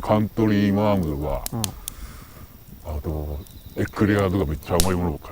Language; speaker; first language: Japanese; native; Japanese